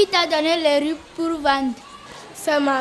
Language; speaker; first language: French; non-native, learner; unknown